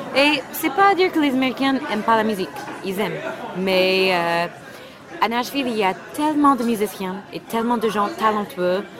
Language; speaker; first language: French; non-native, fluent; English